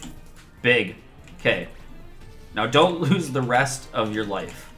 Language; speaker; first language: English; native; English